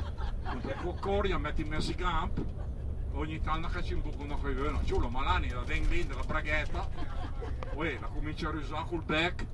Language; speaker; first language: Italian; native; Italian